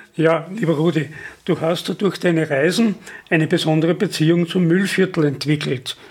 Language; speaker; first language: German; native; German